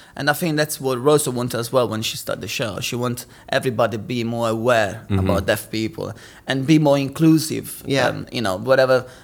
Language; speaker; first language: English; non-native, fluent; Italian